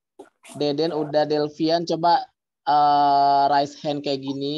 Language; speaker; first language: Indonesian; native; Indonesian